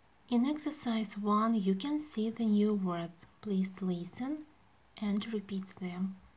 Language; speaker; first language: English; non-native, fluent; Russian